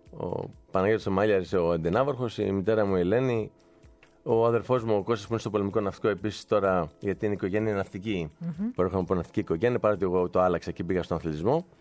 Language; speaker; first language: Greek; native; Greek